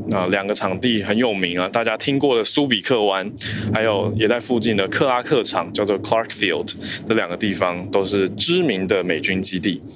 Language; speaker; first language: Chinese; native; Chinese